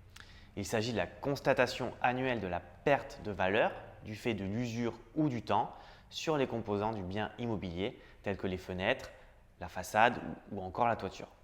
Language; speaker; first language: French; native; French